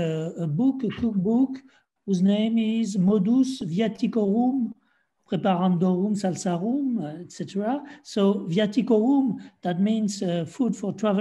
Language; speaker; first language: English; non-native, fluent; French